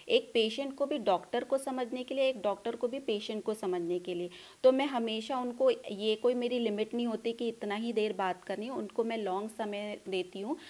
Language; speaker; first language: Hindi; non-native, local second language; Punjabi